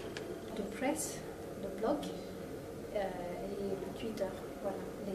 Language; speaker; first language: French; non-native, local second language; Malagasy